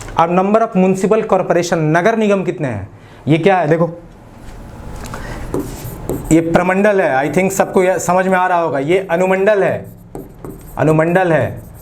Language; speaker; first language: Hindi; native; Hindi